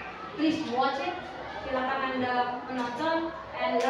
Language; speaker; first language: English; non-native, learner; Indonesian